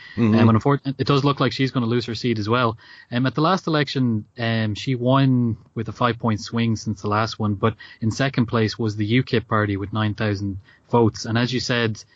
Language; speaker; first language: English; native; English